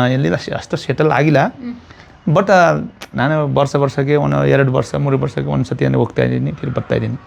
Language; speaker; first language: Kannada; non-native, learner; Nepali